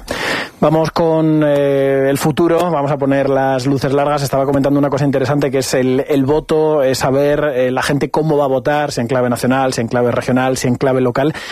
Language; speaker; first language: Spanish; native; Spanish